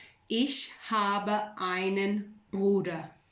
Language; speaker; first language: German; non-native, fluent; English